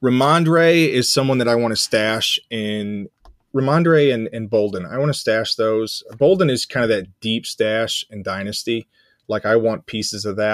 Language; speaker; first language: English; native; English